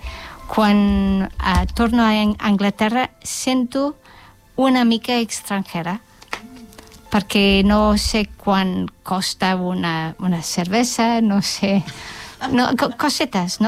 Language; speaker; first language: Catalan; non-native, fluent; English